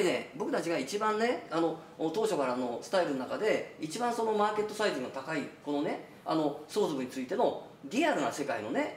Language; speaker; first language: Japanese; native; Japanese